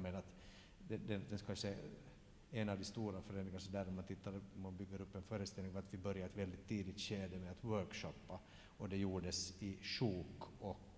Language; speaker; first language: Swedish; native; Swedish